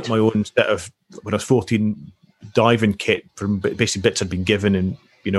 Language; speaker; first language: English; native; English